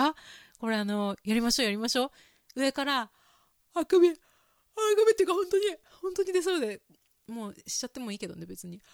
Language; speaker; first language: Japanese; native; Japanese